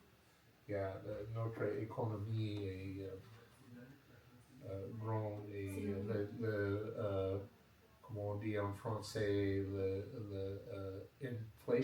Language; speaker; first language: French; non-native, learner; English